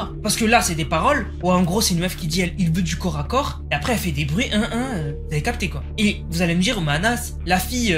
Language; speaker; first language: French; native; French